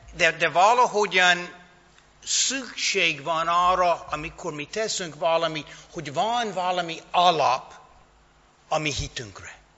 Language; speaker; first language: Hungarian; non-native, fluent; English